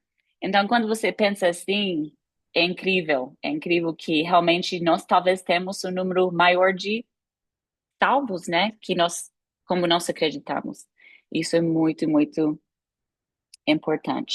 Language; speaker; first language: Portuguese; non-native, fluent; English